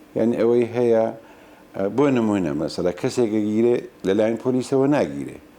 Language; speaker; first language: Central Kurdish; non-native, local second language; Gurani